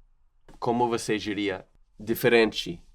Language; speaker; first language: Portuguese; non-native, fluent; English